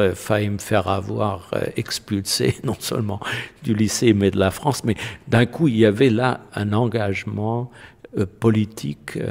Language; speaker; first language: French; non-native, fluent; German